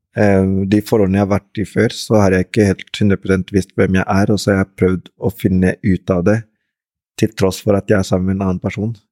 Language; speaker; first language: Norwegian; early bilingual, other home language; Rundi